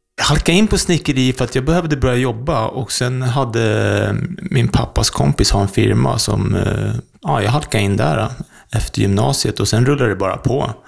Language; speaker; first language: Swedish; native; Swedish